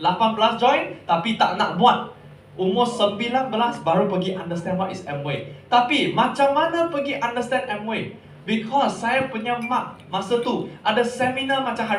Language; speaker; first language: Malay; non-native, local second language; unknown